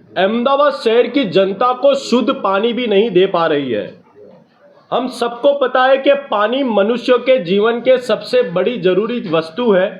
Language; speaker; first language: Hindi; non-native, local second language; Gujarati